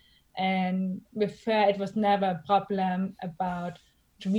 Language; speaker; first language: English; non-native, fluent; German